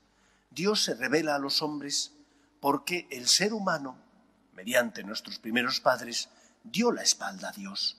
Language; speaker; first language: Spanish; native; Spanish